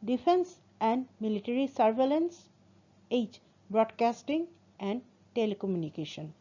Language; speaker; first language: English; non-native, local second language; Assamese